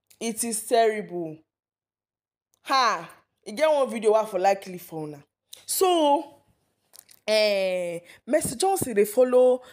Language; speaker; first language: Nigerian Pidgin; native; Nigerian Pidgin